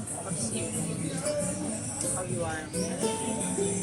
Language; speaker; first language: English; non-native, learner; Russian